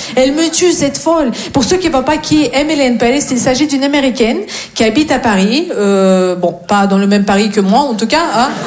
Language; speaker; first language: French; non-native, fluent; Russian